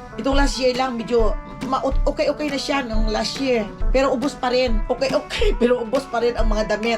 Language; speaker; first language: Filipino; non-native, local second language; Aklanon